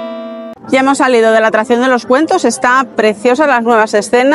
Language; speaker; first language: Spanish; native; Spanish